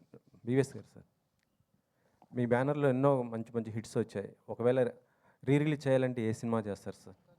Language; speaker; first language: Telugu; native; Telugu